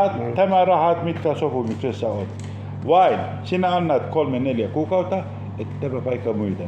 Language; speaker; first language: Finnish; non-native, fluent; Turkish